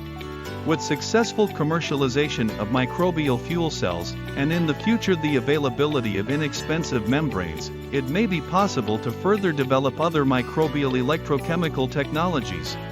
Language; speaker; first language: English; non-native, fluent; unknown